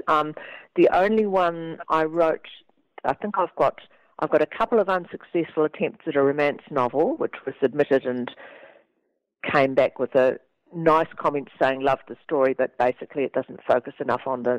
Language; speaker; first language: English; native; English